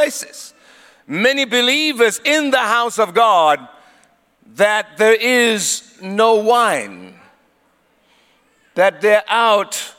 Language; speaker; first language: English; non-native, local second language; Swati